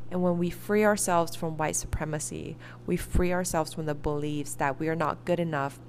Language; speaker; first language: English; early bilingual, other home language; Chinese